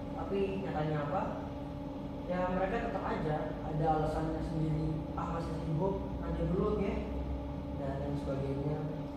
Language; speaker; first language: Indonesian; native; Indonesian